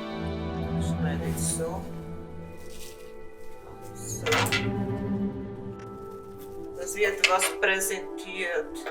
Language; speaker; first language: German; non-native, learner; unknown